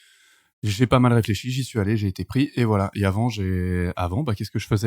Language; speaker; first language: French; native; French